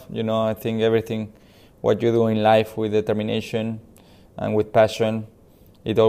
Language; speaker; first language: English; non-native, fluent; Spanish